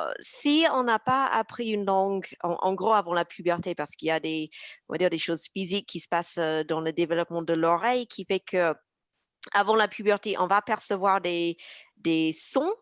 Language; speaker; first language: French; native; French